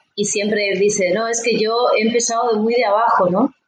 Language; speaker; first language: Spanish; native; Spanish